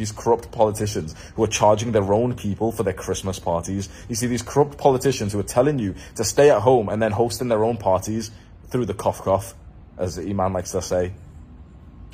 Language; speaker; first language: English; native; English